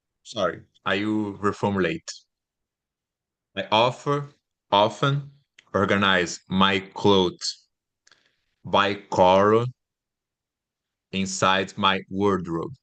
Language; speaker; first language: English; non-native, learner; Portuguese